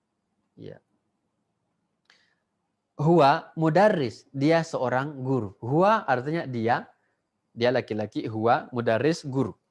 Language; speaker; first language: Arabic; non-native, fluent; Indonesian